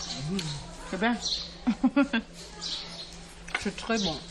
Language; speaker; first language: French; non-native, local second language; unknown